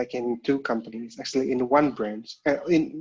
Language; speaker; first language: English; non-native, local second language; Indonesian